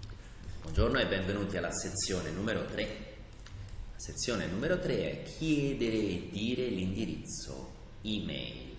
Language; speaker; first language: Italian; native; Italian